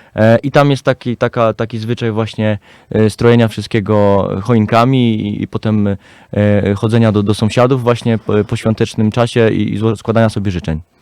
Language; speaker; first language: Polish; native; Polish